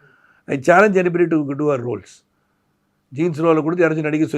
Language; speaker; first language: Tamil; native; Tamil